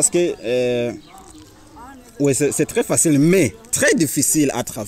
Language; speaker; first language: French; non-native, learner; Rundi